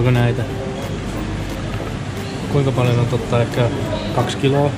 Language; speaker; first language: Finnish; non-native, learner; Thai